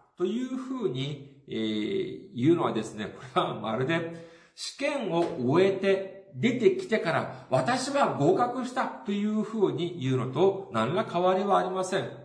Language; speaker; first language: Japanese; non-native, fluent; Korean